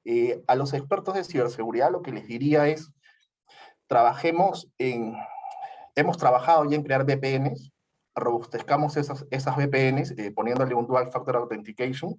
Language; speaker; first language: Spanish; native; Spanish